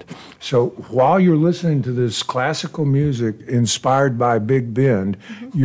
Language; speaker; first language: English; native; English